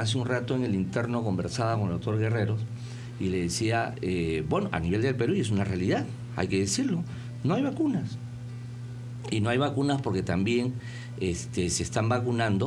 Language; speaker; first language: Spanish; native; Spanish